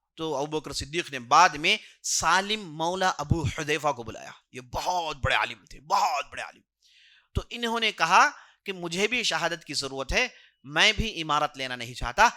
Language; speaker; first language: Urdu; native; Urdu